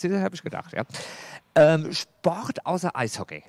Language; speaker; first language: German; native; German